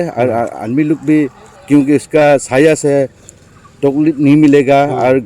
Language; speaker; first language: Hindi; non-native, local second language; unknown